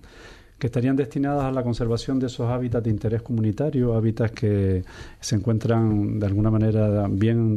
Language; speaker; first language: Spanish; native; Spanish